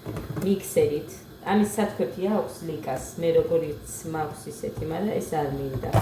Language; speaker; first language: Georgian; native; Georgian